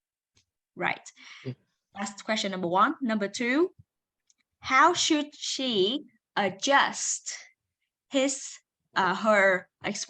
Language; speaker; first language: English; non-native, fluent; Vietnamese